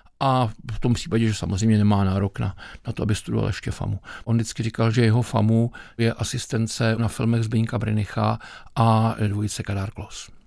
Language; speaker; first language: Czech; native; Czech